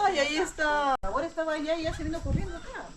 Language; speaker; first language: Spanish; native; Spanish